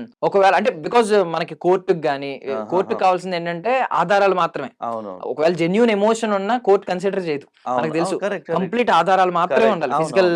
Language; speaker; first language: Telugu; native; Telugu